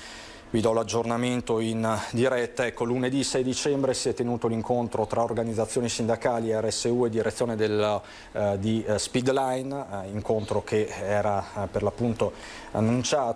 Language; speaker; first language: Italian; native; Italian